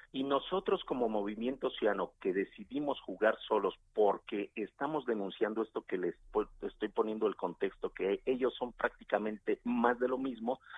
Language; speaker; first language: Spanish; native; Spanish